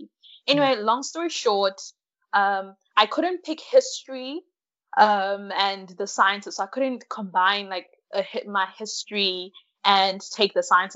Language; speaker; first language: English; early bilingual, other home language; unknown